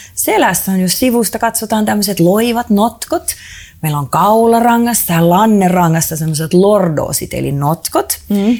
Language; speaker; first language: Finnish; non-native, fluent; Estonian